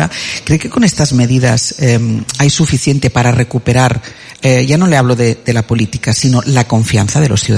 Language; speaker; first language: Spanish; native; Spanish